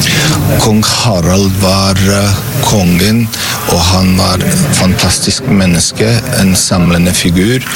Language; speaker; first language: Norwegian; non-native, fluent; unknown